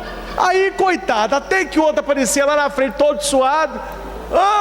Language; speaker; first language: Portuguese; native; Portuguese